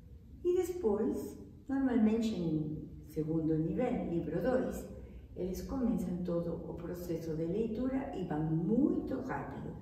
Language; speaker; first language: Portuguese; non-native, fluent; Spanish